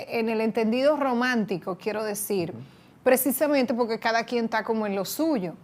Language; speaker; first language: Spanish; native; Spanish